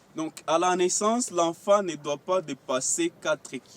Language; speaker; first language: French; non-native, local second language; Swahili